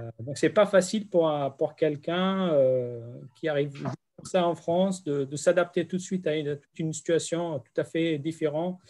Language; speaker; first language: French; non-native, fluent; Central Kurdish